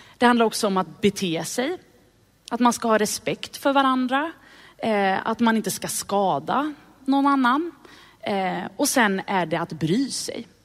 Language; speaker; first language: Swedish; early bilingual, other home language; Arabic